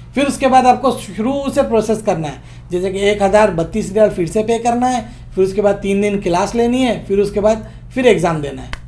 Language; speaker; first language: Hindi; non-native, local second language; Urdu